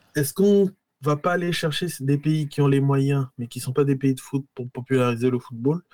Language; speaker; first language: French; native; French